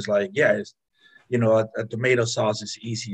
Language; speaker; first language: English; non-native, fluent; Spanish